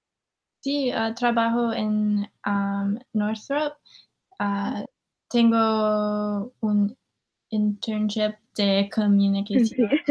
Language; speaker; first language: Spanish; non-native, learner; English